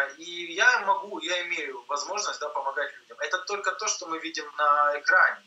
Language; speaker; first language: Russian; native; Russian